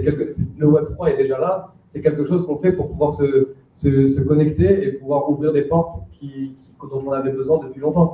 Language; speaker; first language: French; native; French